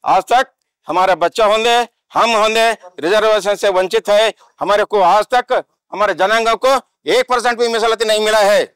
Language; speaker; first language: Hindi; non-native, local second language; Kannada